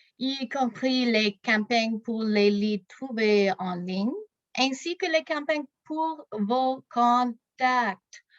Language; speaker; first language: French; non-native, local second language; English